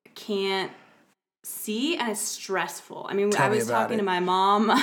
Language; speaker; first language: English; native; English